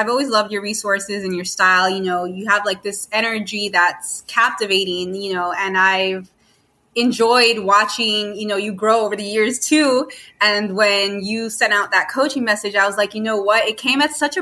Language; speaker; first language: English; native; English